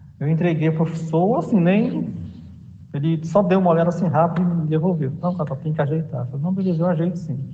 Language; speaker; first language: Portuguese; non-native, local second language; Kayapó